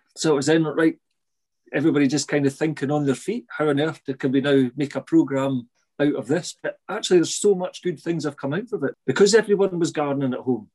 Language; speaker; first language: English; native; English